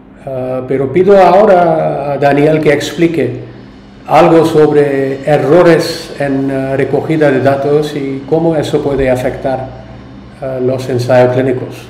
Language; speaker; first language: Spanish; non-native, learner; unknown